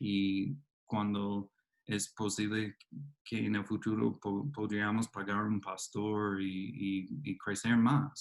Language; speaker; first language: Spanish; non-native, fluent; English